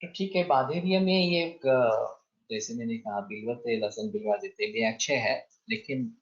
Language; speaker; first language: Hindi; non-native, local second language; Marathi